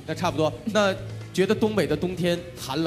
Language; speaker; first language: Chinese; native; Chinese